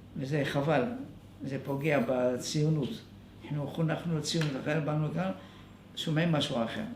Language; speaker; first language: Hebrew; non-native, fluent; Arabic